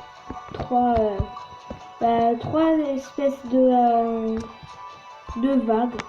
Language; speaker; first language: French; native; French